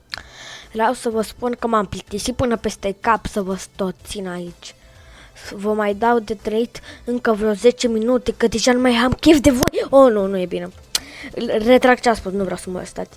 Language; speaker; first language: Romanian; native; Romanian